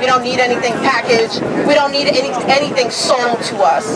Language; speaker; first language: English; native; English